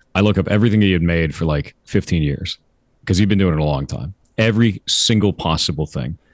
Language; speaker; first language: English; native; English